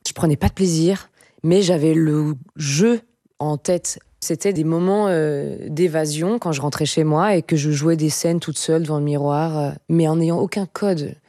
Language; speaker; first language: French; native; French